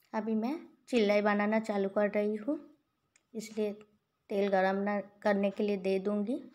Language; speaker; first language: Hindi; non-native, local second language; Bangla